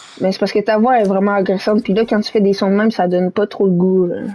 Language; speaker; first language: French; native; French